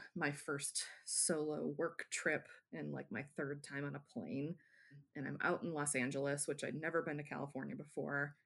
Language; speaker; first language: English; native; English